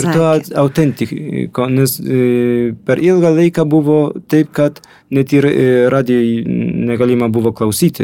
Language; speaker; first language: Lithuanian; non-native, fluent; Polish